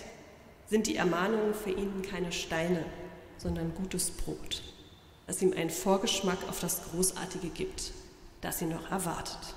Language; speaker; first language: German; native; German